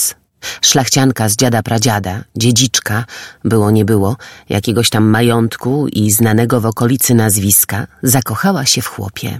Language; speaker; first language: Polish; native; Polish